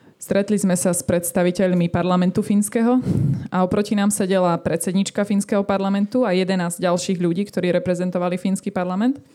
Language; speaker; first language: Slovak; native; Slovak